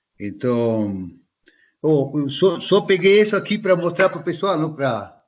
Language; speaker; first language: Portuguese; non-native, fluent; Spanish